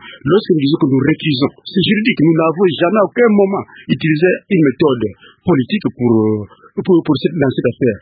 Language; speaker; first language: French; non-native, local second language; Kongo